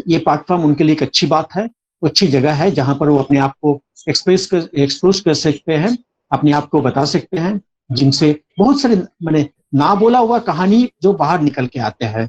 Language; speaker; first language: Hindi; native; Hindi